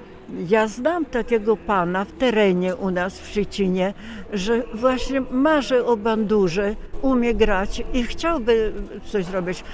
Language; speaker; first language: Polish; non-native, local second language; Ukrainian